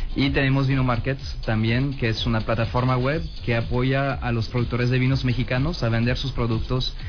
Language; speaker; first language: Spanish; non-native, fluent; French